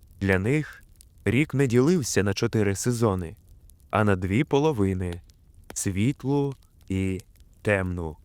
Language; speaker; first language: Ukrainian; native; Ukrainian